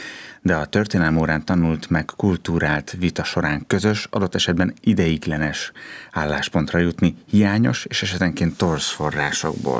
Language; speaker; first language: Hungarian; native; Hungarian